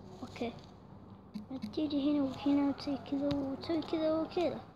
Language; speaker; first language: Arabic; native; Arabic